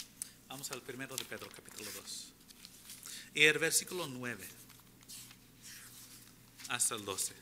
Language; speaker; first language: Spanish; early bilingual, heritage; English